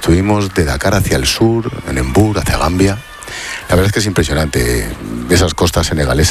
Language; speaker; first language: Spanish; native; Spanish